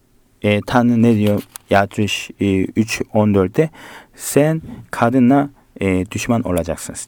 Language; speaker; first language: Turkish; non-native, learner; Korean